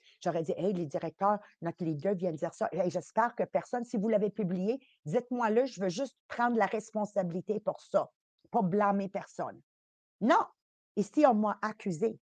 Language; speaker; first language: French; early bilingual, other home language; Italian